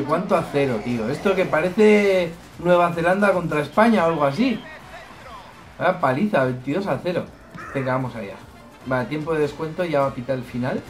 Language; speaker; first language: Spanish; native; Spanish